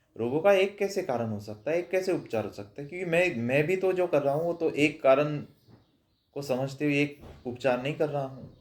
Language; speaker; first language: Hindi; non-native, local second language; Marathi